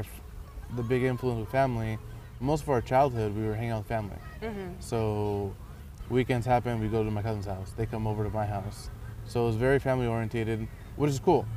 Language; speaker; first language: English; early bilingual, other home language; Persian